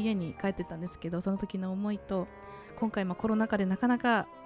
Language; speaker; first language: Japanese; native; Japanese